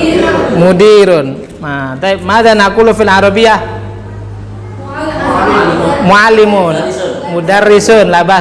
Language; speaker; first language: Arabic; non-native, fluent; Indonesian